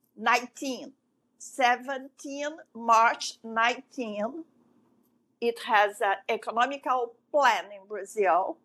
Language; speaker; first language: English; non-native, fluent; French